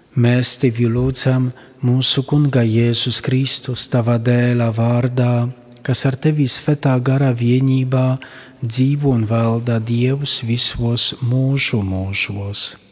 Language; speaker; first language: Latvian; non-native, fluent; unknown